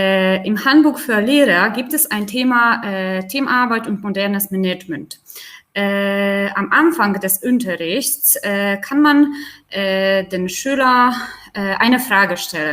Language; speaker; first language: German; non-native, fluent; Polish